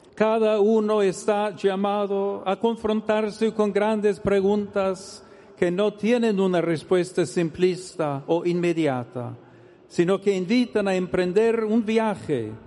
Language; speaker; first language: Spanish; non-native, fluent; English